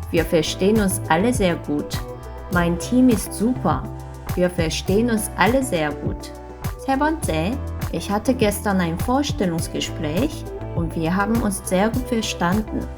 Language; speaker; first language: German; non-native, fluent; Korean